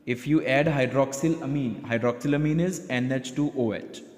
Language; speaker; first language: English; non-native, local second language; Punjabi